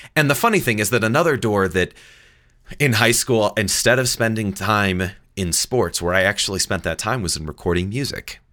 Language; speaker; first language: English; native; English